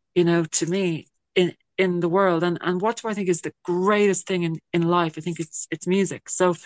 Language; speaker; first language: English; native; English